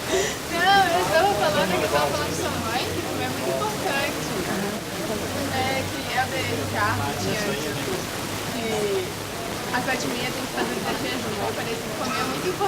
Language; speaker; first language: Portuguese; non-native, local second language; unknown